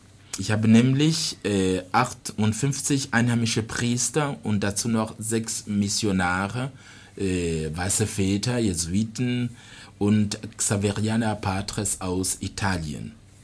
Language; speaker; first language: German; non-native, fluent; Rundi